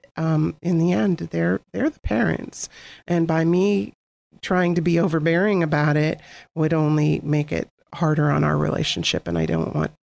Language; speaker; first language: English; native; English